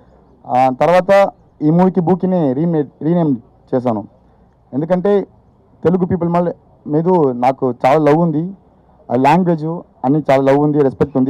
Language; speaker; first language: Telugu; non-native, learner; Tamil